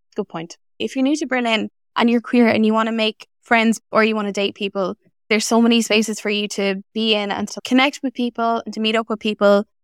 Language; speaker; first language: English; native; English